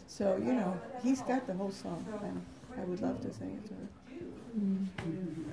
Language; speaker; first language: English; native; English